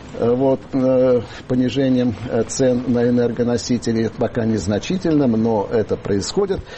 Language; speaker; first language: Russian; native; Russian